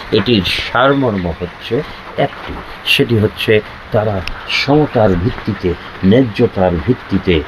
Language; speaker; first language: Bangla; native; Bangla